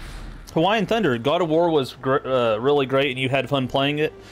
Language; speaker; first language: English; native; English